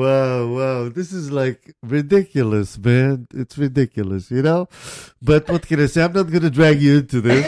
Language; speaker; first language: English; native; English